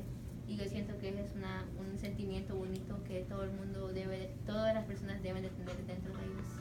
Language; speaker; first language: Spanish; early bilingual, heritage; Spanish